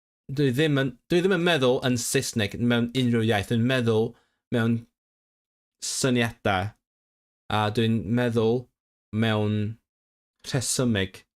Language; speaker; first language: Welsh; non-native, learner; Cantonese